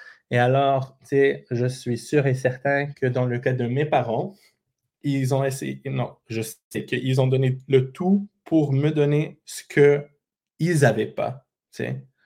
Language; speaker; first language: French; native; French